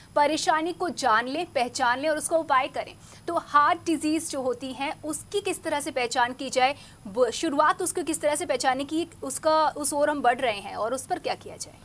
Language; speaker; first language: Hindi; native; Hindi